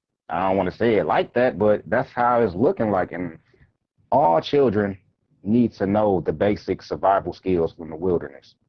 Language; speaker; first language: English; native; English